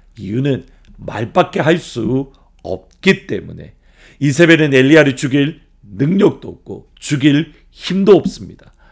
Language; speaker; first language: Korean; native; Korean